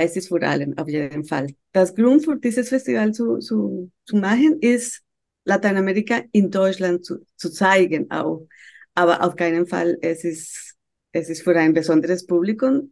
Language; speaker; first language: German; non-native, fluent; Spanish